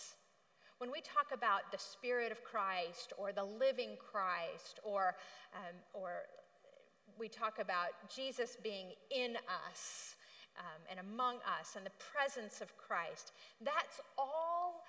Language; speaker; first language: English; native; English